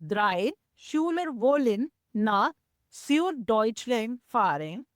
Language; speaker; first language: German; non-native, learner; Hindi